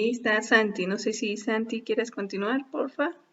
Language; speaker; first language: Spanish; native; Spanish